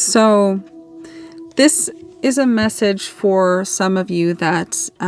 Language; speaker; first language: English; native; English